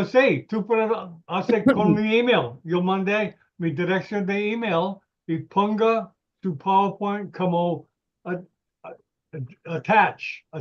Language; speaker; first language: Spanish; non-native, learner; English